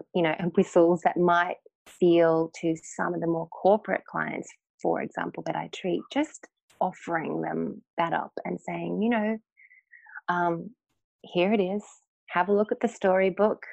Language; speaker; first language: English; native; English